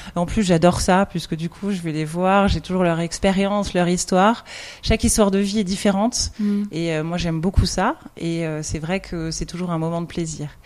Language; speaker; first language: French; native; French